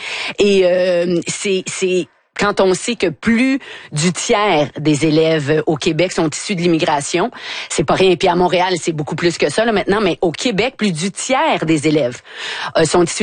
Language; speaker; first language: French; native; French